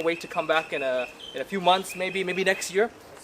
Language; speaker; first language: English; early bilingual, other home language; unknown